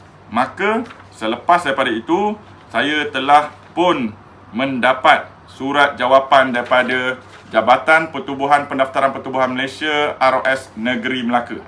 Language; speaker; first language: Malay; native; Malay